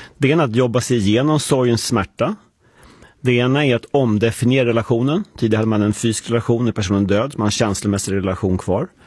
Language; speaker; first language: Swedish; native; Swedish